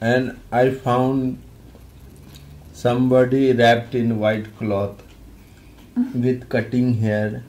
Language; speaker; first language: English; non-native, local second language; Hindi